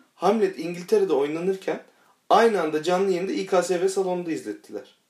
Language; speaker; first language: Turkish; native; Turkish